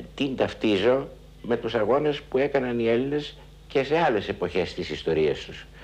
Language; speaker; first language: Greek; native; Greek